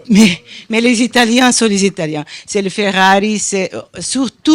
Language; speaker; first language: French; non-native, fluent; Portuguese